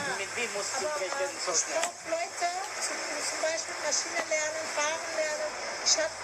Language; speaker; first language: German; non-native, fluent; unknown